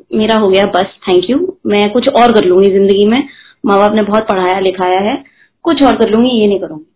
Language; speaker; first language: Hindi; native; Hindi